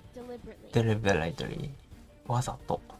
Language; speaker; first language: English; non-native, learner; Japanese